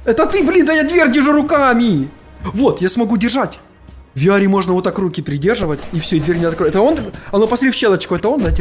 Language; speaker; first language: Russian; native; Russian